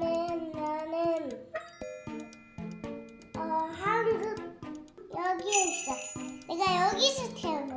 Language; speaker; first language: Korean; early bilingual, heritage; Korean